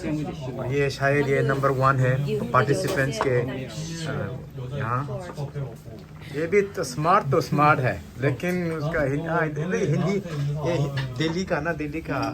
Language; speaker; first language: Hindi; non-native, local second language; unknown